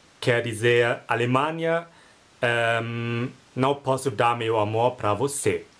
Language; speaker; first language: Portuguese; non-native, fluent; German